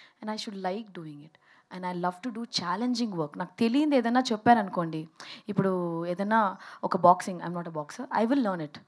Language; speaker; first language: Telugu; early bilingual, heritage; Telugu